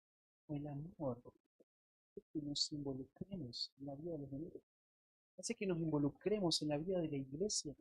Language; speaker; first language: Spanish; native; Spanish